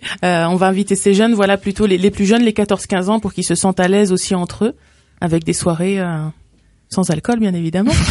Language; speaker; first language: French; native; French